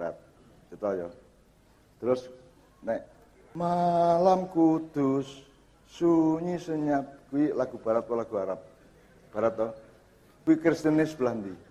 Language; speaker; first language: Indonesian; non-native, local second language; Javanese